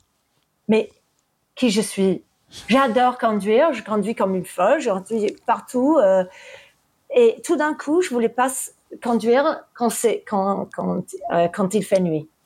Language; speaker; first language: French; early bilingual, heritage; English